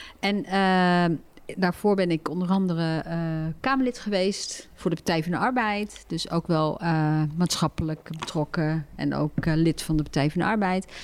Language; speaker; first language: Dutch; early bilingual, other home language; Turkish